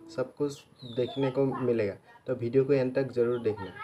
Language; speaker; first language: Hindi; non-native, local second language; Assamese